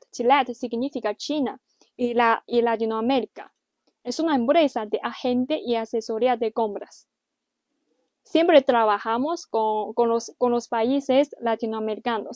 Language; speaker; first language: Spanish; non-native, learner; Chinese